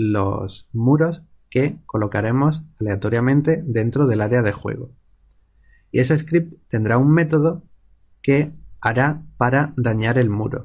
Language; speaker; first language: Spanish; native; Spanish